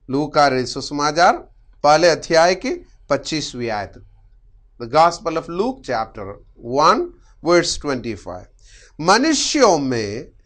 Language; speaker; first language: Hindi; non-native, local second language; Malayalam